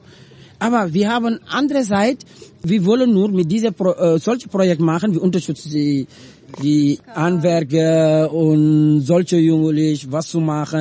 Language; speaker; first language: German; non-native, learner; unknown